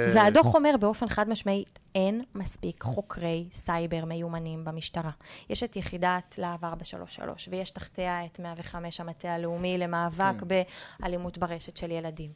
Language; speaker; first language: Hebrew; native; Hebrew